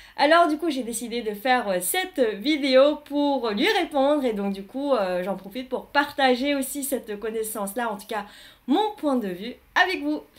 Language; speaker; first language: French; non-native, fluent; Vietnamese